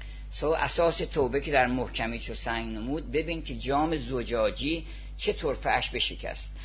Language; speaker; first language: Persian; native; Persian